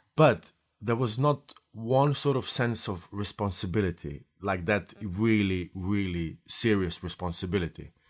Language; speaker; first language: English; non-native, fluent; Slovenian